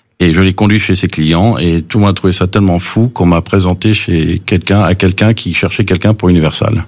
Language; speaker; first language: French; early bilingual, other home language; English